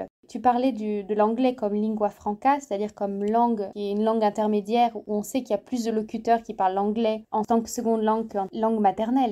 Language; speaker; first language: French; native; French